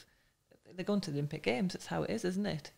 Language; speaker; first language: English; native; English